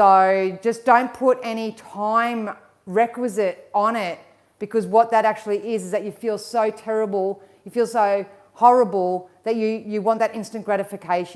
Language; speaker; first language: English; native; English